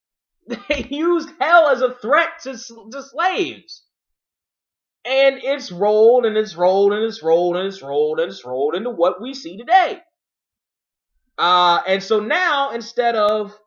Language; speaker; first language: English; native; English